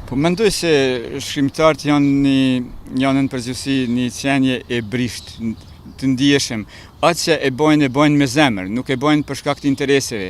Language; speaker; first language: Albanian; native; Albanian